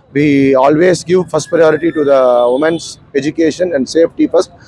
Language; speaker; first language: English; non-native, local second language; Tamil